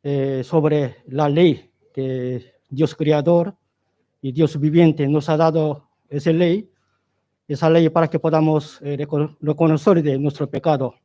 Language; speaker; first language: Spanish; non-native, learner; Korean